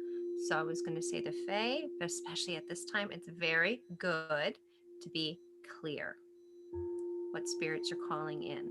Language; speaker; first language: English; native; English